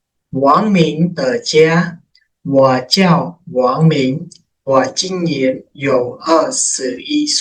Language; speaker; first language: Chinese; non-native, fluent; Khmer